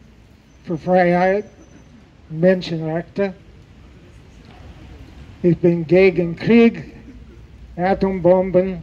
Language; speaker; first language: German; non-native, learner; English